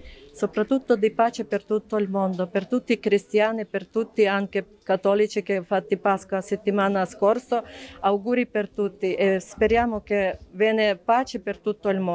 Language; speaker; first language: Italian; non-native, fluent; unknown